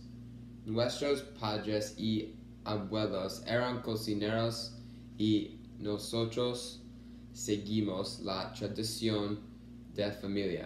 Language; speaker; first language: Spanish; non-native, learner; English